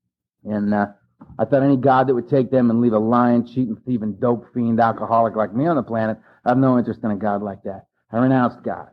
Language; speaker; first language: English; native; English